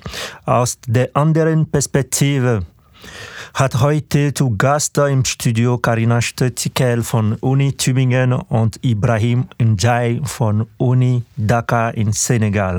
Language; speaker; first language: German; non-native, fluent; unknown